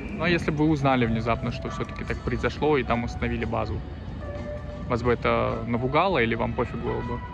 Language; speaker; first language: Russian; native; Russian